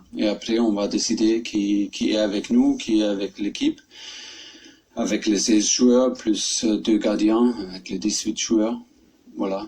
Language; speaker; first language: French; non-native, learner; German